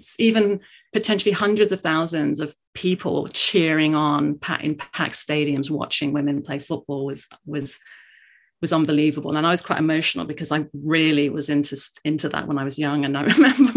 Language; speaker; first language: English; native; English